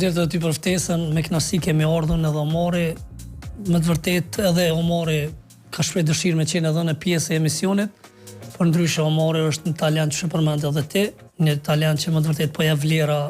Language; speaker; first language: Albanian; native; Albanian